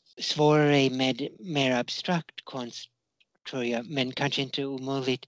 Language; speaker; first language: Swedish; non-native, fluent; English